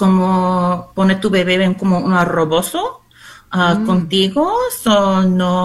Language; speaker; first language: Spanish; non-native, learner; English